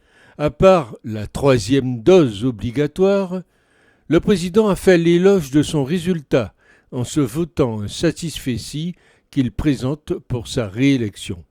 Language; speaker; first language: French; native; French